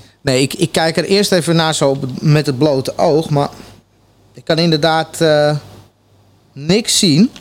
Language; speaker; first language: Dutch; native; Dutch